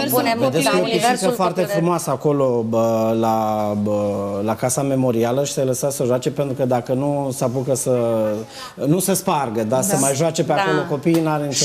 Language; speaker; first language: Romanian; native; Romanian